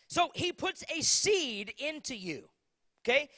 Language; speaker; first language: English; native; English